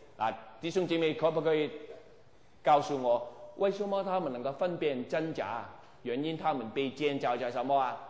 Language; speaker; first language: Chinese; non-native, local second language; Cantonese